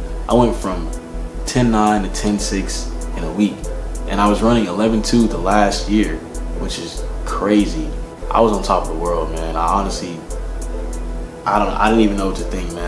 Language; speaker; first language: English; native; English